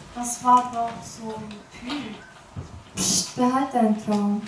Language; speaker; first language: German; non-native, learner; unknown